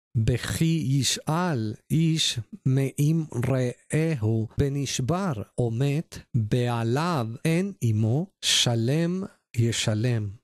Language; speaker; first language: Hebrew; non-native, learner; Spanish